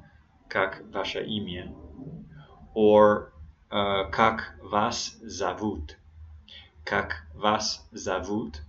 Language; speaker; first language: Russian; non-native, learner; English